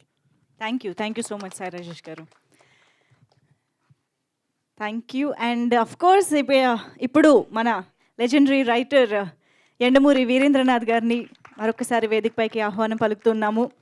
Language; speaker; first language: Telugu; native; Telugu